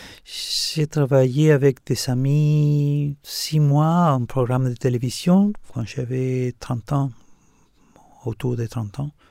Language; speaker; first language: French; non-native, learner; Spanish